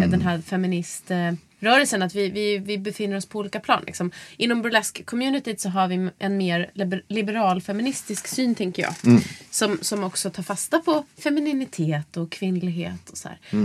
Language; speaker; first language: Swedish; native; Swedish